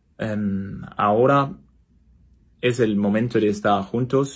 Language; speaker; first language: Spanish; non-native, fluent; Danish